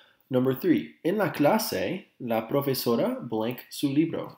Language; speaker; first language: Spanish; non-native, fluent; English